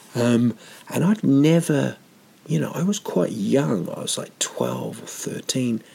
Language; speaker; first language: English; native; English